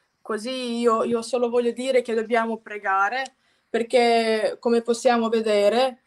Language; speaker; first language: Italian; non-native, fluent; Croatian